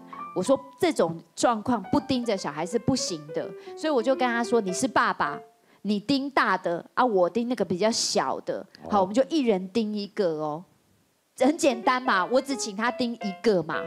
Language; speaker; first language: Chinese; native; Chinese